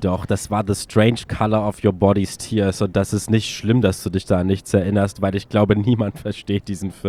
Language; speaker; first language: German; native; German